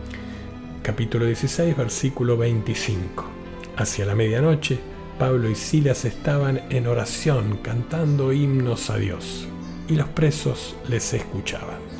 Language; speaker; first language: Spanish; native; Spanish